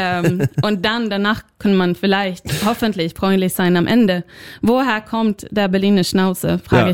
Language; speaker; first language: German; non-native, fluent; Swedish